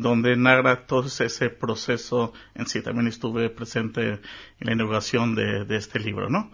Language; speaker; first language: Spanish; early bilingual, heritage; Spanish